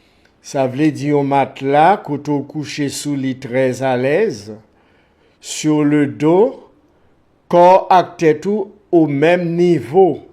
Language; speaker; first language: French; non-native, local second language; Haitian Creole